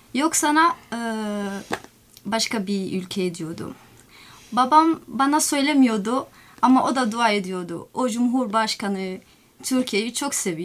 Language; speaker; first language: Turkish; non-native, fluent; Somali